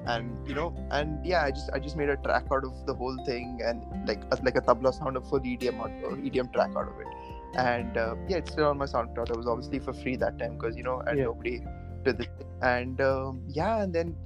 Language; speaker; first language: English; non-native, local second language; Marathi